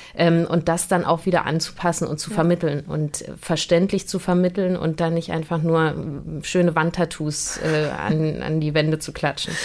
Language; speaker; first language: German; native; German